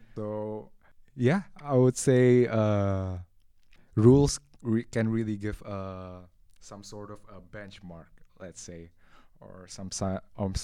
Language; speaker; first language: English; non-native, fluent; Indonesian